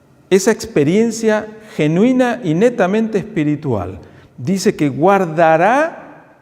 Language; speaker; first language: Spanish; native; Spanish